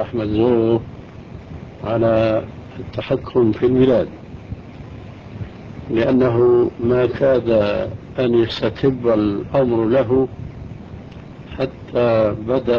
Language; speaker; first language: Arabic; early bilingual, other home language; Albanian